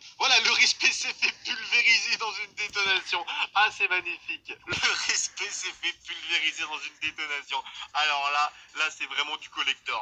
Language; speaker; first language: French; native; French